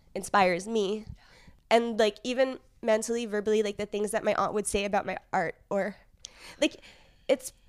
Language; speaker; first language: English; native; English